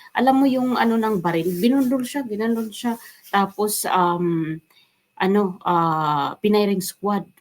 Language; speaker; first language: Filipino; non-native, local second language; Waray